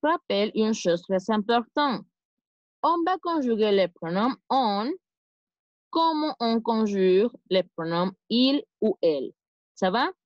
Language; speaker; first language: French; non-native, fluent; Spanish